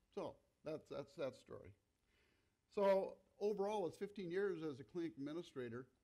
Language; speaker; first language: English; native; English